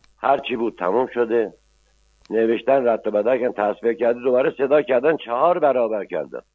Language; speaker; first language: Persian; non-native, local second language; Azerbaijani